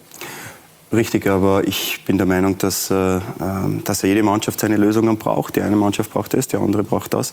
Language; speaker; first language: German; native; German